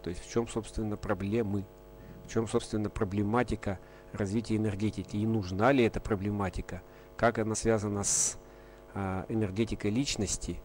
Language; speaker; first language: Russian; native; Russian